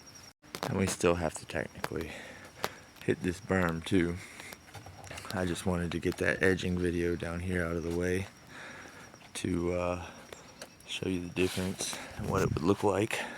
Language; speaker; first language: English; native; English